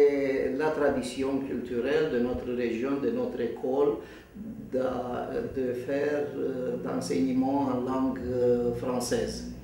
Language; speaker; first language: French; non-native, fluent; Romanian